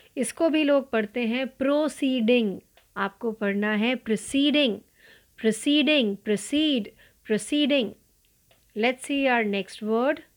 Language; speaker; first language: Hindi; non-native, local second language; Marathi